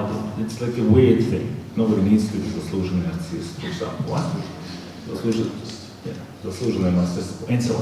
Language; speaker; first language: English; non-native, fluent; Kazakh